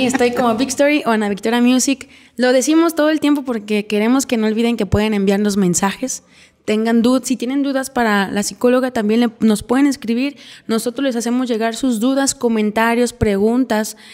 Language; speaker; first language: Spanish; native; Spanish